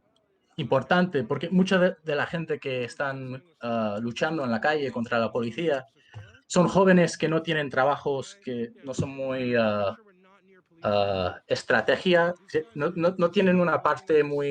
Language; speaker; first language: Spanish; early bilingual, heritage; Spanish